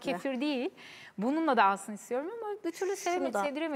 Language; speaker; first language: Turkish; native; Turkish